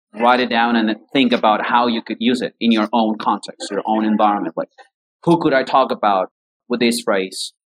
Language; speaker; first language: English; non-native, fluent; Spanish